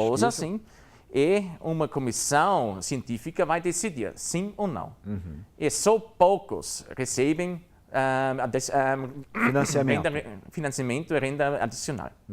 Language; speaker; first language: Portuguese; non-native, learner; German